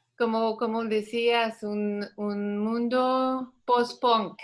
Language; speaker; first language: Spanish; non-native, fluent; French